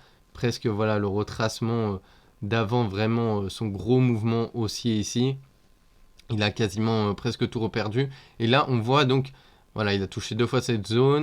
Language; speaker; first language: French; native; French